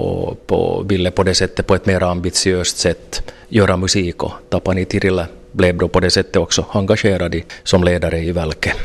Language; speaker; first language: Swedish; native; Swedish